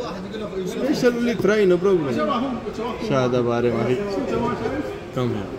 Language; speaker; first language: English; non-native, learner; Arabic